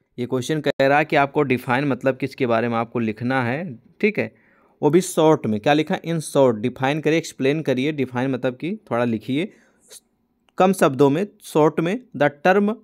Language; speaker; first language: Hindi; native; Hindi